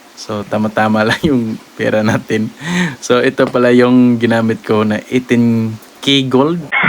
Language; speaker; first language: Filipino; non-native, local second language; Cebuano